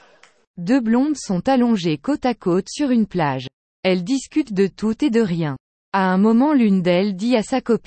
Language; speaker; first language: French; native; French